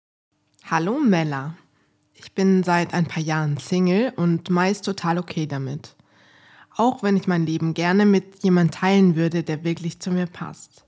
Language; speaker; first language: German; native; German